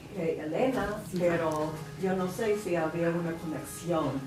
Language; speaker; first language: Spanish; non-native, fluent; English